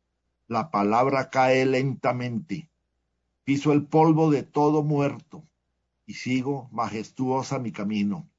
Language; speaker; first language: Spanish; native; Spanish